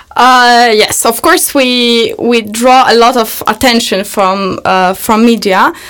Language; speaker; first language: English; non-native, fluent; Polish